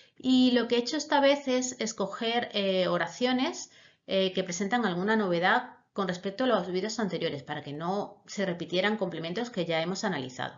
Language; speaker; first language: Spanish; native; Spanish